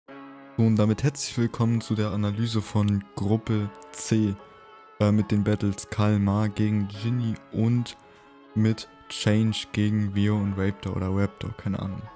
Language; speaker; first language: German; native; German